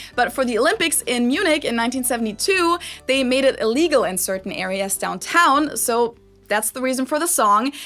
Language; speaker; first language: English; non-native, fluent; German